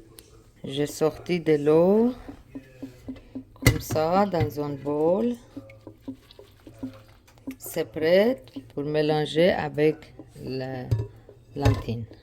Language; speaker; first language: French; non-native, learner; Persian